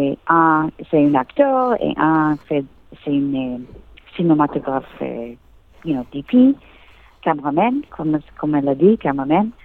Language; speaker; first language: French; non-native, learner; English